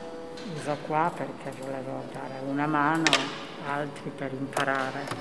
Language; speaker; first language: Italian; non-native, learner; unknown